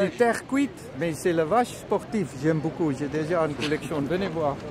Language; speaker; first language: French; non-native, learner; Dutch